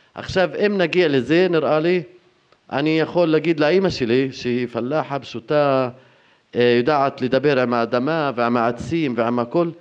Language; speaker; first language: Hebrew; non-native, fluent; Arabic